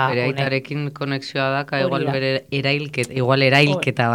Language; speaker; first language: Basque; non-native, local second language; Spanish